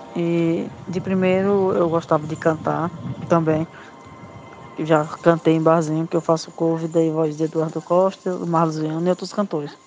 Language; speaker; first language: Portuguese; native; Portuguese